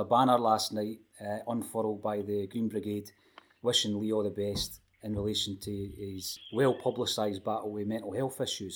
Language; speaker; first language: English; native; English